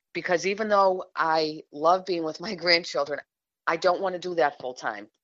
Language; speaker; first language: English; native; English